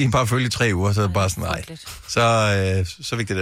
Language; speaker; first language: Danish; native; Danish